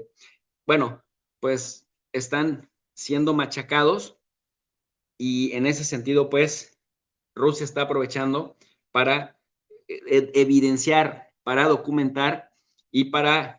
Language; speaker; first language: Spanish; native; Spanish